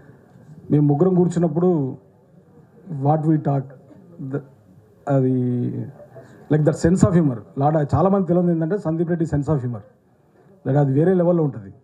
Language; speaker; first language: Telugu; native; Telugu